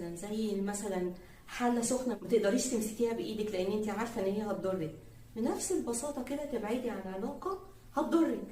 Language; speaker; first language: Arabic; native; Arabic